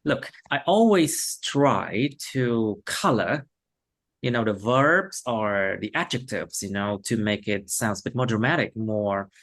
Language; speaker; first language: English; non-native, fluent; Vietnamese